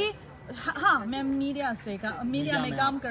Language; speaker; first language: Hindi; non-native, fluent; Chinese